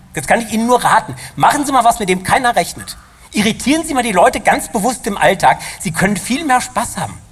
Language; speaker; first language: German; native; German